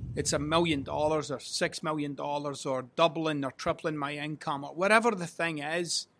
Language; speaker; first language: English; native; English